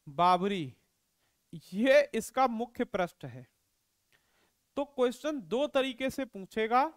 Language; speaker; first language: Hindi; native; Hindi